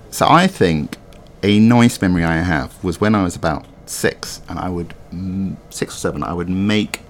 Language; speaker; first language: English; native; English